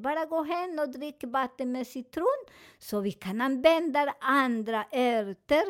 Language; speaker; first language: Swedish; non-native, learner; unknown